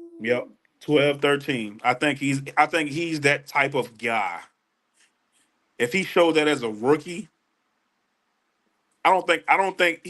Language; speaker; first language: English; native; English